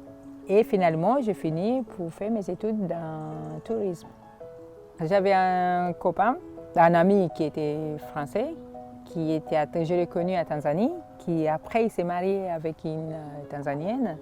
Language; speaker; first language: French; non-native, fluent; Swahili